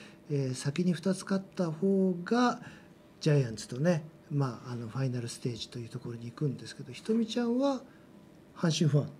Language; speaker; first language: Japanese; native; Japanese